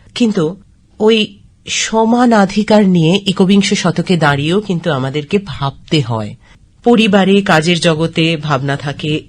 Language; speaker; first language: Bangla; native; Bangla